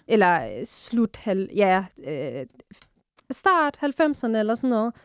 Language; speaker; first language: Danish; early bilingual, other home language; Arabic